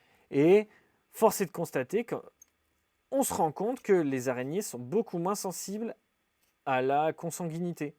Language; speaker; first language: French; native; French